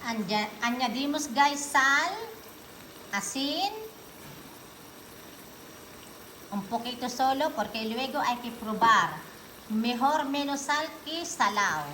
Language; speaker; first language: Spanish; non-native, fluent; Filipino